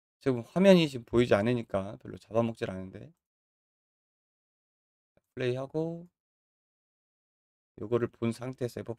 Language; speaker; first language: Korean; native; Korean